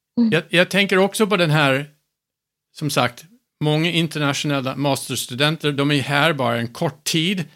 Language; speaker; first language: Swedish; non-native, fluent; English